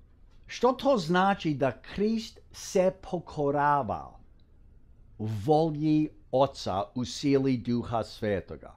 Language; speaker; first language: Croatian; early bilingual, heritage; English